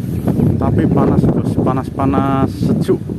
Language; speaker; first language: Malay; non-native, local second language; Javanese